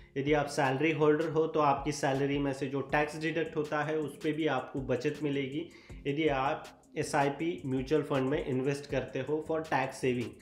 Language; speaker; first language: Hindi; native; Hindi